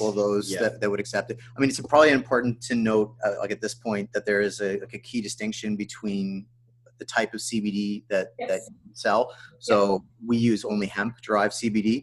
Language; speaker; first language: English; native; English